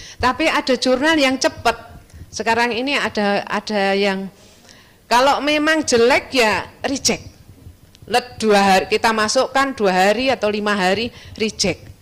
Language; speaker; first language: Indonesian; non-native, local second language; Javanese